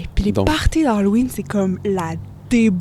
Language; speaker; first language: French; native; French